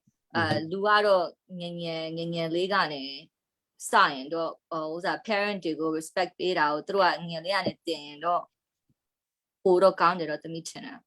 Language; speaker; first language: Burmese; non-native, local second language; Hakha Chin